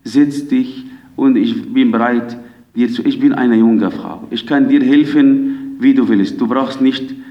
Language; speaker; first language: German; non-native, fluent; Arabic